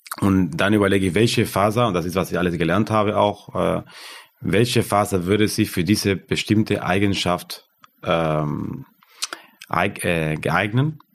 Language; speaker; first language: German; non-native, fluent; Spanish